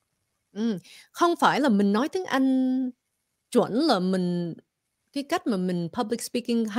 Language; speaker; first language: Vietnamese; early bilingual, heritage; Vietnamese